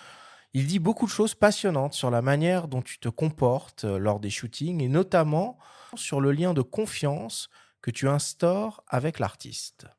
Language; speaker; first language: French; native; French